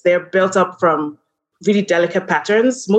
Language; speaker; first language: English; non-native, local second language; Yoruba